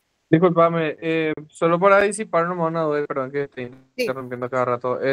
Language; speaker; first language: Spanish; native; Spanish